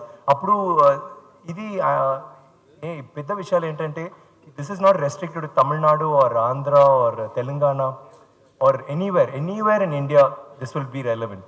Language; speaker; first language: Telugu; non-native, fluent; Tamil